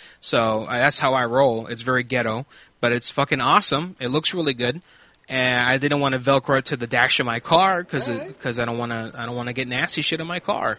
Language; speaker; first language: English; native; English